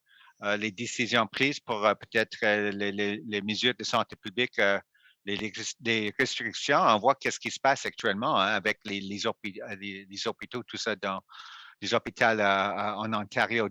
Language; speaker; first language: French; non-native, local second language; English